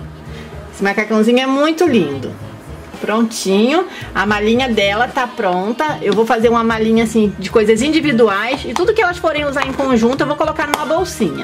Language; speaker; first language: Portuguese; native; Portuguese